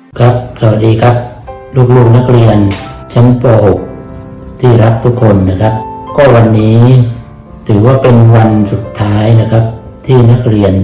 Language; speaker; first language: Thai; native; Thai